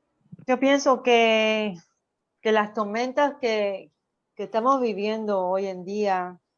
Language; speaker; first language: Spanish; early bilingual, heritage; Spanish